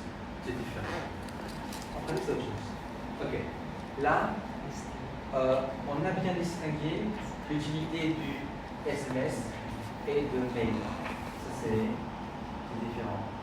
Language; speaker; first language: French; non-native, fluent; Khmer